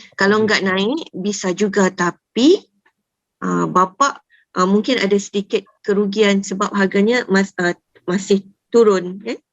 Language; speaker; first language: Malay; native; Malay